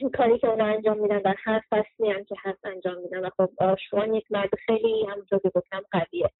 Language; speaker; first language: Persian; early bilingual, heritage; Persian